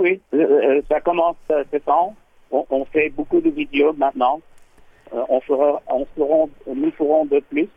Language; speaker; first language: French; non-native, learner; English